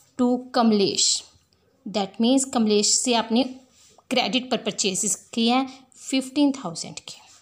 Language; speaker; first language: Hindi; non-native, local second language; Punjabi